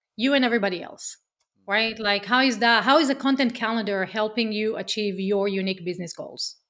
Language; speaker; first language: English; non-native, fluent; Hebrew